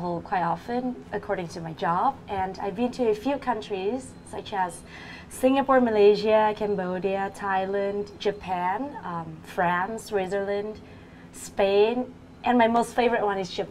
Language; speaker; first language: English; non-native, fluent; Vietnamese